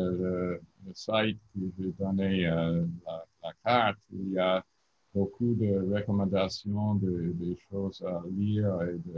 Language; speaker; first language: French; non-native, learner; English